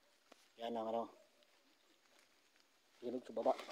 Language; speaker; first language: Filipino; native; Filipino